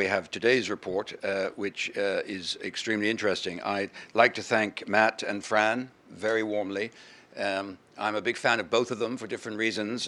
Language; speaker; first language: English; native; English